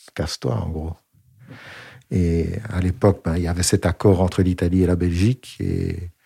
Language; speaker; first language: French; native; French